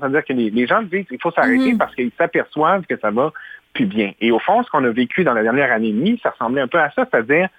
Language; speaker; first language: French; native; French